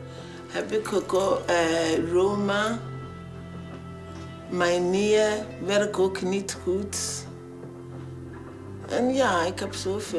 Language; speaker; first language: Dutch; non-native, learner; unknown